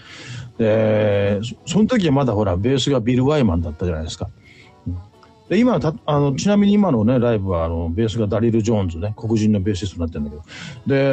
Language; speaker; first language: Japanese; native; Japanese